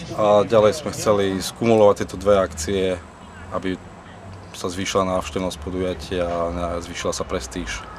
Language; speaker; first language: Slovak; native; Slovak